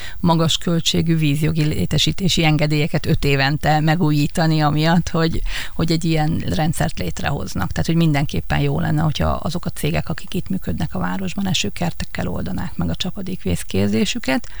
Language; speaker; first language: Hungarian; native; Hungarian